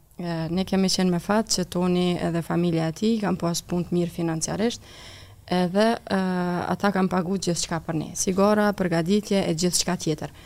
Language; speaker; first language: Albanian; native; Albanian